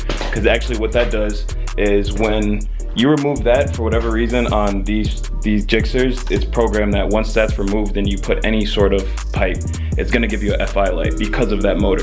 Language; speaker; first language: English; native; English